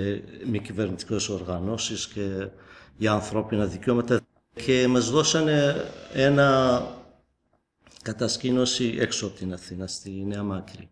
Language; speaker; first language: Greek; non-native, fluent; Kurdish